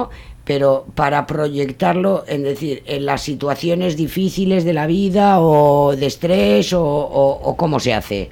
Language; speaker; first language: Spanish; native; Spanish